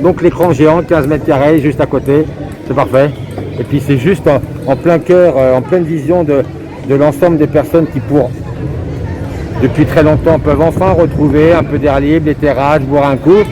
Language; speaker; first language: French; native; French